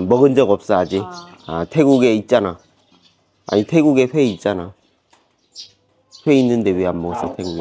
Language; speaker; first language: Korean; native; Korean